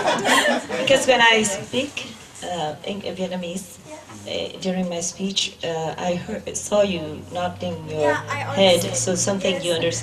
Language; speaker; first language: English; non-native, fluent; Vietnamese